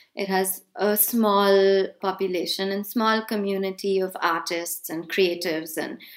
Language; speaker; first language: English; non-native, local second language; Hindi